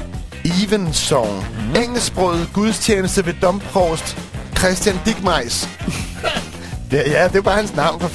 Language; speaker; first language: Danish; native; Danish